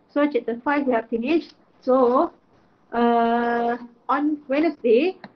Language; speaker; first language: English; non-native, local second language; Malay